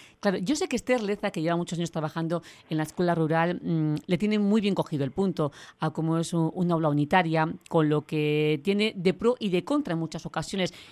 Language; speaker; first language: Spanish; native; Spanish